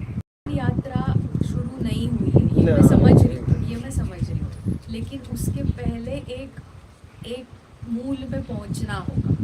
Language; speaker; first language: Hindi; native; Hindi